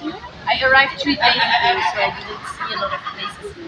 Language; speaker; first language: English; non-native, fluent; Dutch